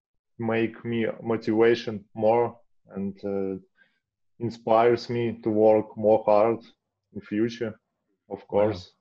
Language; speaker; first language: English; non-native, learner; Russian